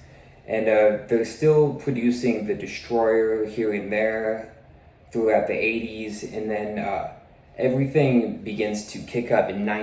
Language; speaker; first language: English; native; English